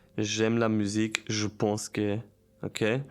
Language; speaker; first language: French; non-native, learner; German